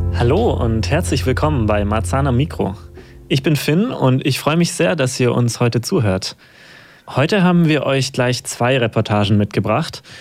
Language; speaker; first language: German; native; German